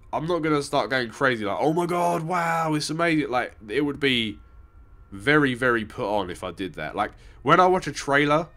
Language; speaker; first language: English; native; English